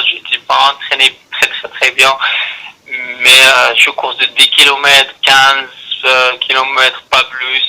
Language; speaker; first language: French; non-native, learner; Arabic